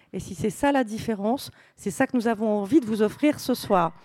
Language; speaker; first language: French; native; French